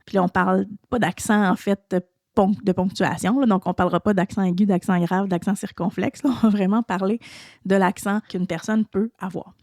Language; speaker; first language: French; native; French